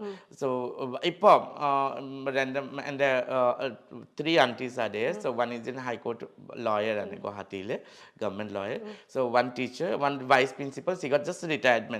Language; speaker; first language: Malayalam; non-native, learner; Assamese